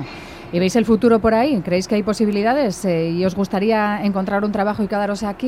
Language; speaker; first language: Spanish; native; Spanish